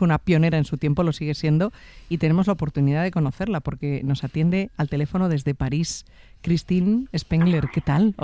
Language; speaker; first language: Spanish; native; Spanish